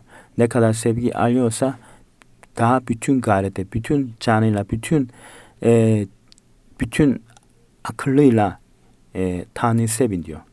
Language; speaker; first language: Turkish; non-native, fluent; Korean